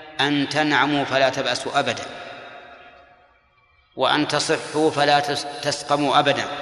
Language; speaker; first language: Arabic; native; Arabic